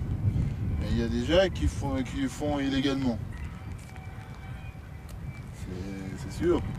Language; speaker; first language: French; non-native, fluent; Uzbek